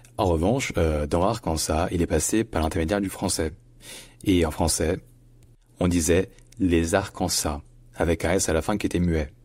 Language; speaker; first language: French; native; French